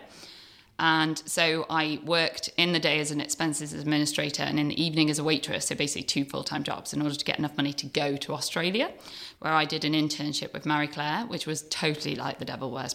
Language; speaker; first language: English; native; English